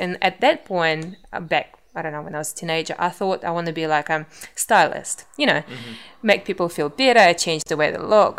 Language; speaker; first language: English; non-native, fluent; Russian